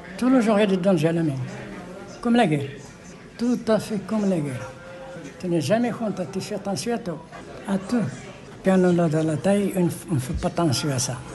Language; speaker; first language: French; non-native, learner; Arabic